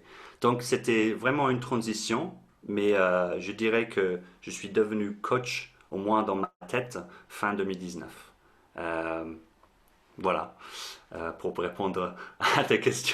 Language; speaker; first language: French; non-native, fluent; English